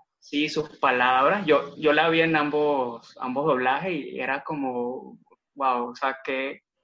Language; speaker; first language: Spanish; native; Spanish